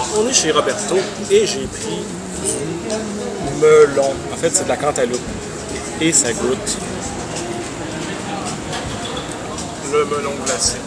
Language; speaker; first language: French; native; French